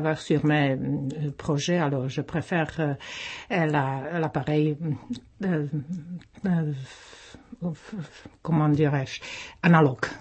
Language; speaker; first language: French; non-native, fluent; Czech